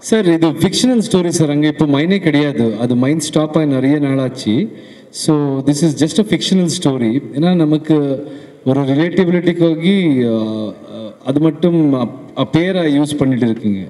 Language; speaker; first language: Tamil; non-native, learner; Kannada